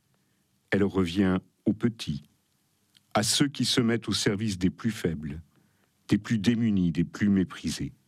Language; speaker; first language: French; native; French